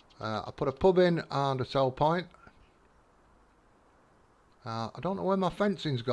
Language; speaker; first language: English; native; English